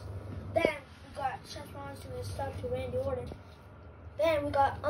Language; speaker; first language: English; native; English